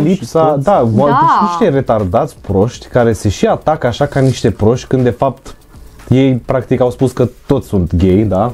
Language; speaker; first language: Romanian; native; Romanian